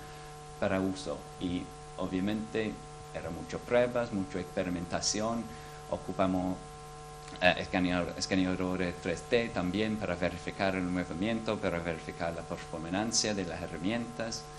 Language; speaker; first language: Spanish; non-native, fluent; English